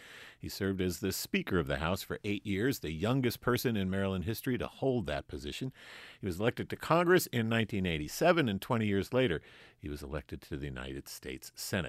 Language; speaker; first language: English; native; English